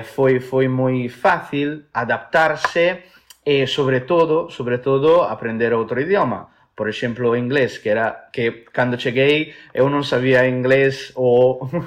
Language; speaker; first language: Galician; non-native, fluent; Italian